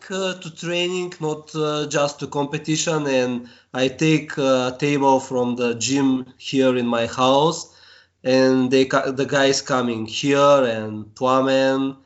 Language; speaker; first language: English; non-native, learner; Bulgarian